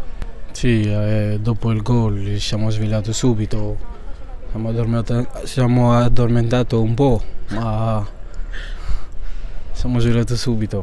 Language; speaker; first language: Italian; non-native, fluent; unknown